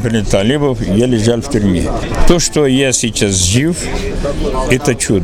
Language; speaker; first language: Russian; non-native, fluent; Pashto